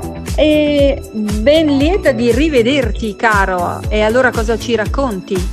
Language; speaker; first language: Italian; native; Italian